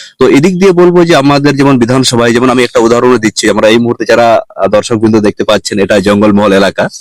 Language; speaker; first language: Bangla; non-native, local second language; Santali